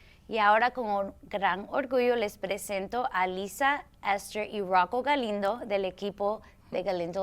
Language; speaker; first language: Spanish; early bilingual, heritage; Spanish